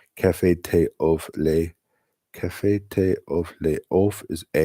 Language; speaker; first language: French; non-native, learner; English